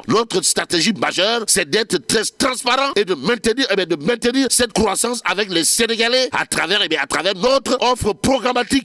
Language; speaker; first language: French; non-native, local second language; Wolof